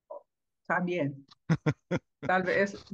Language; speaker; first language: Spanish; non-native, fluent; Dutch